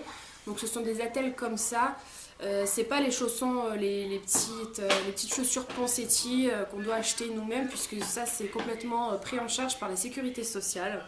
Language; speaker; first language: French; native; French